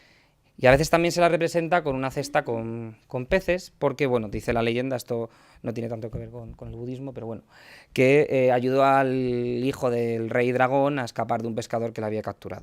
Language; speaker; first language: Spanish; native; Spanish